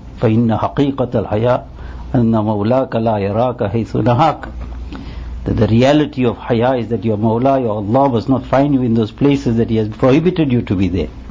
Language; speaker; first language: English; native; English